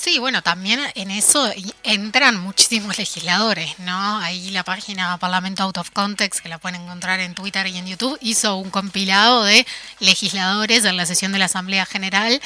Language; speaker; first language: Spanish; native; Spanish